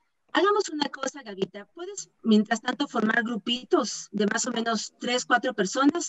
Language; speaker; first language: Spanish; native; Spanish